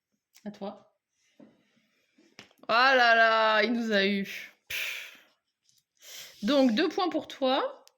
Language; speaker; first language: French; native; French